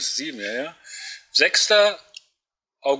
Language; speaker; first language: German; native; German